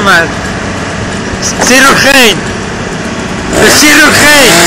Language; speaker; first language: Dutch; non-native, learner; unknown